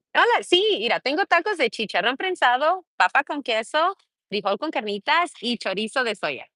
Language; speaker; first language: Spanish; early bilingual, heritage; Spanish